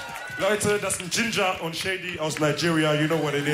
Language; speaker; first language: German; early bilingual, other home language; Wolof